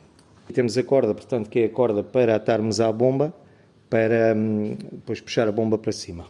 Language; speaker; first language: Portuguese; native; Portuguese